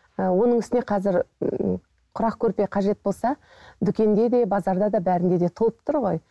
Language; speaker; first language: Kazakh; native; Kazakh